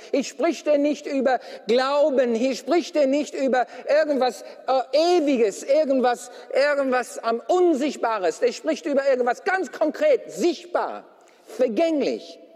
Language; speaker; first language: German; non-native, fluent; English